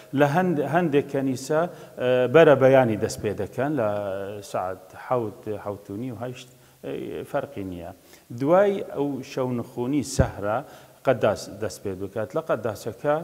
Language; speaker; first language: Central Kurdish; non-native, local second language; Assyrian Neo-Aramaic